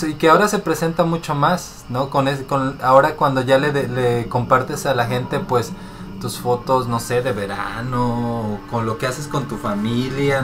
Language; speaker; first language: Spanish; native; Spanish